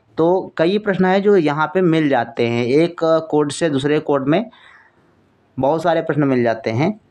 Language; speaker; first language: Hindi; native; Hindi